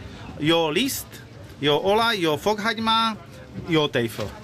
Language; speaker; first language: Hungarian; non-native, learner; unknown